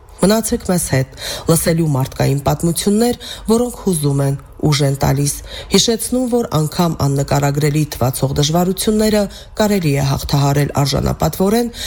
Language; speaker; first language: Armenian; native; Armenian